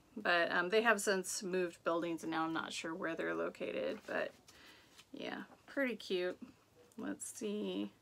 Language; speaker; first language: English; native; English